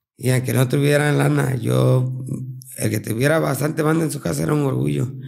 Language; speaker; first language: Spanish; native; Spanish